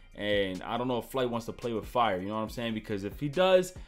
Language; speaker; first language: English; native; English